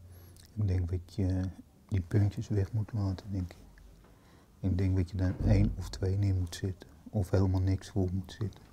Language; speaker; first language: Dutch; native; Dutch